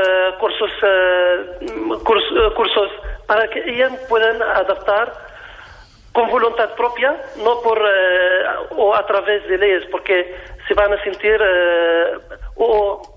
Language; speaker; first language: Spanish; non-native, fluent; Arabic